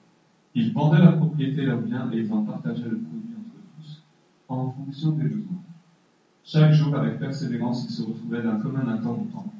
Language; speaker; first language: French; native; French